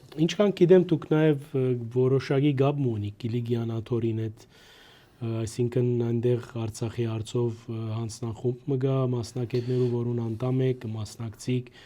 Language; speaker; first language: Armenian; early bilingual, heritage; Armenian